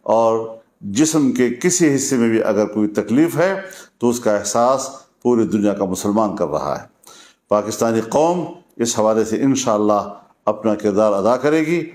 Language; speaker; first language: Urdu; non-native, local second language; Pashto